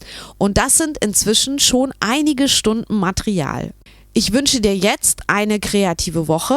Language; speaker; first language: German; native; German